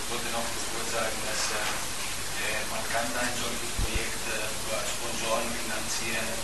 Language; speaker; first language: German; non-native, fluent; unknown